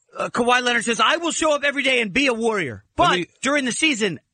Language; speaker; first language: English; native; English